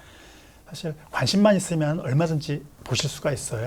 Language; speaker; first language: Korean; native; Korean